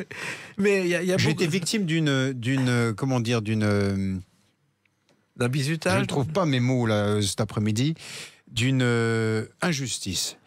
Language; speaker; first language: French; native; French